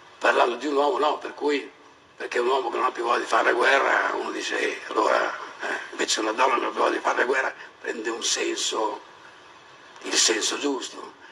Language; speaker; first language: Italian; native; Italian